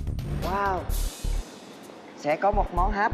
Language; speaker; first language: Vietnamese; native; Vietnamese